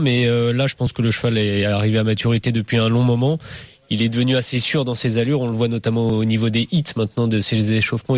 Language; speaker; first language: French; native; French